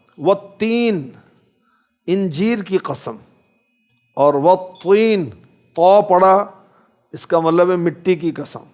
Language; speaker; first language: Urdu; native; Urdu